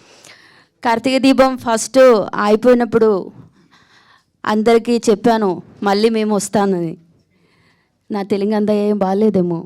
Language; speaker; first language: Telugu; non-native, local second language; Malayalam